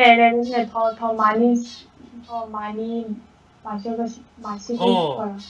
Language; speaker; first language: Korean; non-native, learner; Chinese